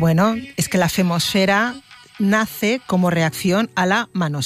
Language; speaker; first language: Spanish; native; Spanish